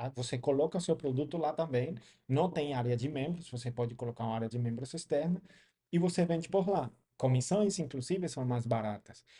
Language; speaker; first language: Portuguese; non-native, fluent; Spanish